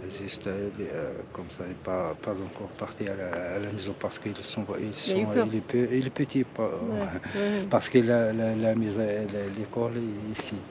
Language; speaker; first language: French; non-native, learner; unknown